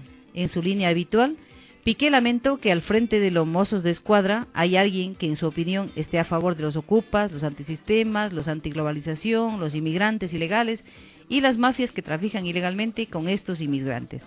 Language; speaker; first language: Spanish; native; Spanish